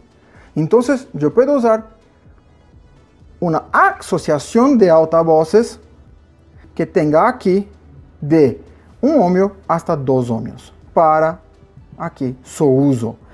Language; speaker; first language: Spanish; non-native, fluent; Portuguese